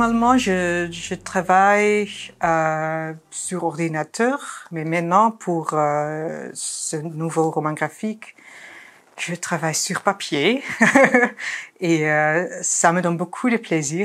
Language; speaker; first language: French; non-native, fluent; Dutch